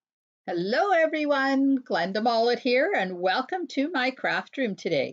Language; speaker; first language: English; native; English